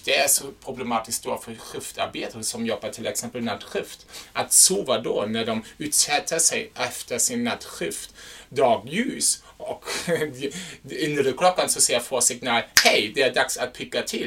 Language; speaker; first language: Swedish; non-native, fluent; German